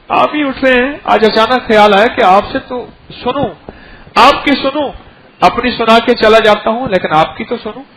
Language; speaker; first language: Urdu; native; Urdu